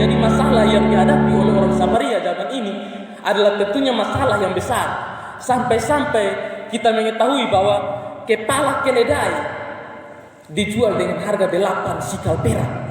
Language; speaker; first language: Indonesian; non-native, local second language; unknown